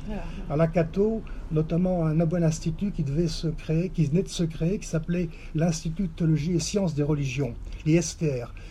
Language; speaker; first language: French; native; French